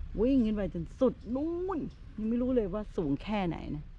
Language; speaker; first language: Thai; native; Thai